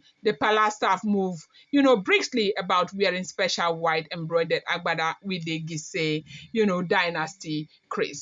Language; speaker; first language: English; non-native, local second language; Yoruba